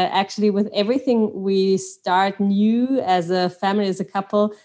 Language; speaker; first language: English; non-native, fluent; Swiss German